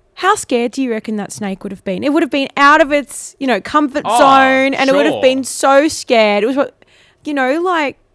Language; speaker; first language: English; native; English